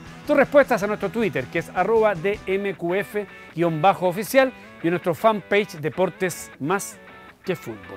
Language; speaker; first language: Spanish; native; Spanish